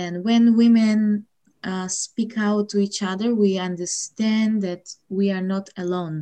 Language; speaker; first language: English; non-native, fluent; Ukrainian